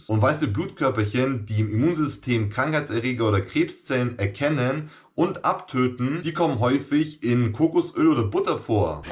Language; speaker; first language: German; native; German